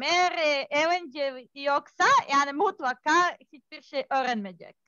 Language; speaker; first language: Turkish; non-native, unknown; Serbian